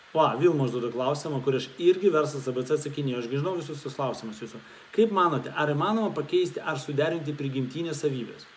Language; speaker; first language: Lithuanian; non-native, local second language; Russian